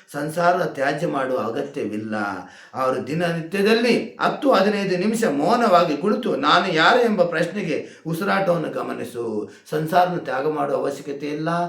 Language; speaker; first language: Kannada; non-native, local second language; Hindi